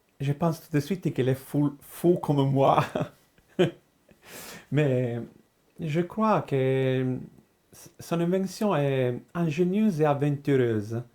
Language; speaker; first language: French; non-native, fluent; Italian